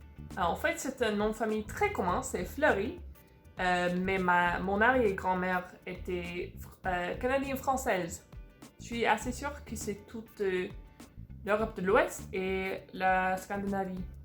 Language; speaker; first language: French; non-native, fluent; English